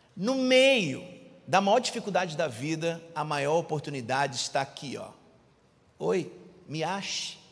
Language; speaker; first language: Portuguese; native; Portuguese